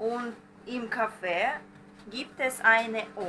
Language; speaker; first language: German; non-native, learner; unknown